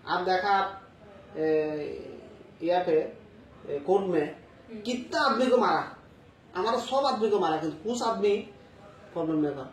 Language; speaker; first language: Hindi; non-native, learner; Bangla